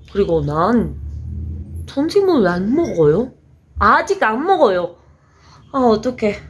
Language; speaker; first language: Korean; non-native, learner; Spanish